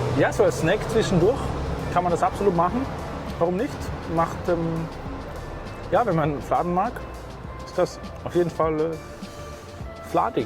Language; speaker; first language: German; native; German